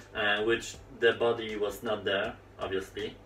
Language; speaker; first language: English; non-native, fluent; Polish